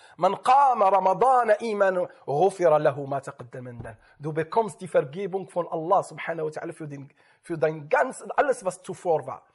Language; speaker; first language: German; non-native, fluent; Arabic